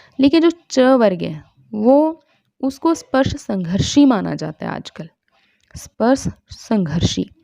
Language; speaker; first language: Hindi; non-native, local second language; Punjabi